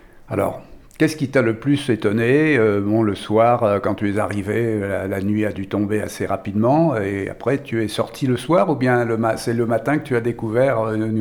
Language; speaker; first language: French; native; French